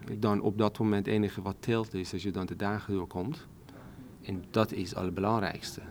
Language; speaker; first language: Dutch; non-native, fluent; Persian